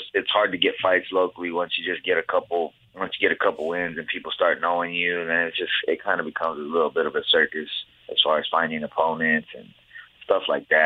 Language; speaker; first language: English; native; English